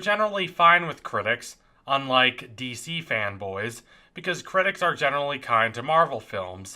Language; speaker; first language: English; native; English